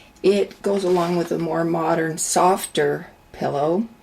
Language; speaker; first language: English; native; English